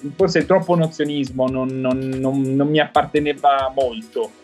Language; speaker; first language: Italian; native; Italian